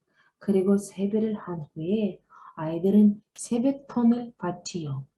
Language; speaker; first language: Korean; non-native, learner; Russian